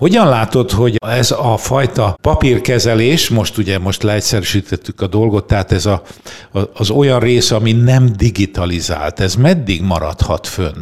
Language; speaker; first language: Hungarian; native; Hungarian